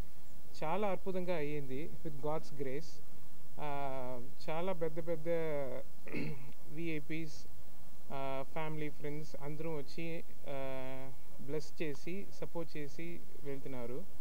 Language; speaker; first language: Telugu; non-native, learner; Tamil